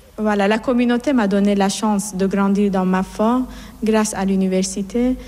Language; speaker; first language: French; non-native, fluent; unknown